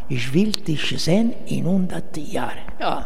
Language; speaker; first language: German; non-native, fluent; Italian